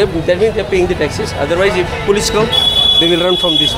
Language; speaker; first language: English; non-native, local second language; Hindi